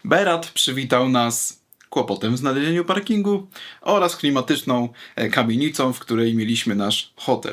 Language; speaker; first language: Polish; native; Polish